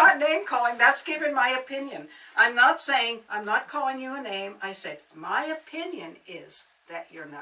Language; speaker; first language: English; native; English